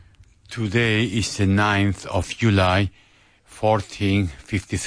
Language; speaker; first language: English; non-native, learner; Spanish